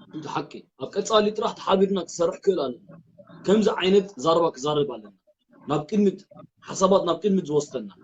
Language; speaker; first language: Tigrinya; early bilingual, heritage; Tigrinya